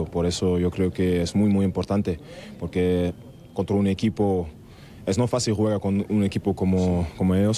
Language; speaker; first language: Spanish; non-native, fluent; German